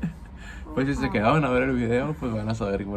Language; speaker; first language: Spanish; native; Spanish